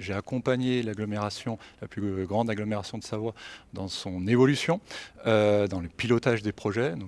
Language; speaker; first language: French; native; French